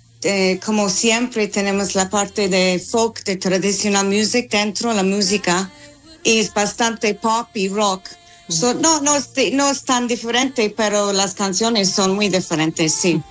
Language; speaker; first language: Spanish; non-native, fluent; English